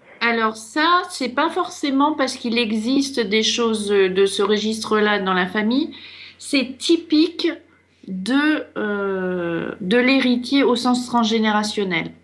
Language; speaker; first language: French; native; French